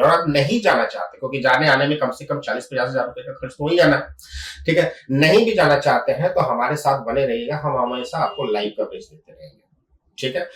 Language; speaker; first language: Hindi; native; Hindi